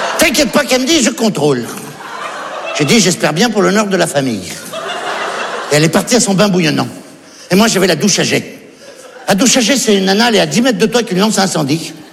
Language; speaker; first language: French; native; French